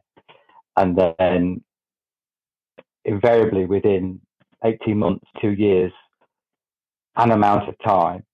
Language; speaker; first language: English; native; English